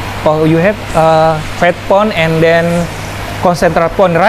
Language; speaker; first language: English; non-native, learner; Indonesian